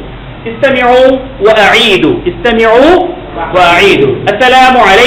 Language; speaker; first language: Arabic; non-native, fluent; Bangla